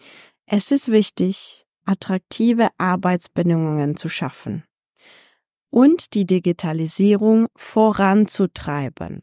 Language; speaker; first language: German; non-native, fluent; Czech